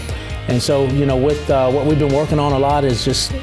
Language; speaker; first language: English; native; English